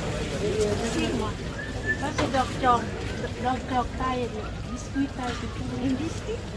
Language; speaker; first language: French; non-native, learner; Thai